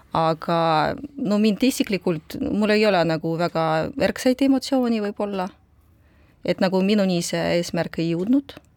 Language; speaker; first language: Estonian; non-native, local second language; Russian